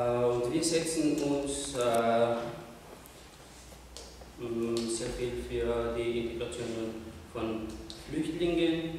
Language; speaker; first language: German; non-native, fluent; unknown